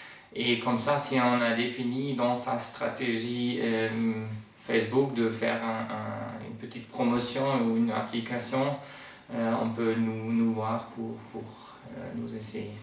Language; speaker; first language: French; non-native, fluent; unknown